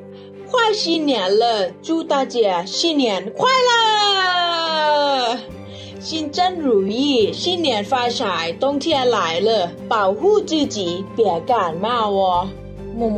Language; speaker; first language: Chinese; non-native, learner; Thai